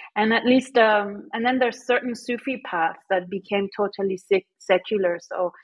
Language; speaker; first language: English; early bilingual, other home language; Persian